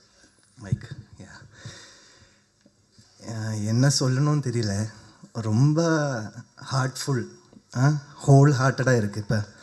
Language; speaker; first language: Tamil; non-native, learner; Malayalam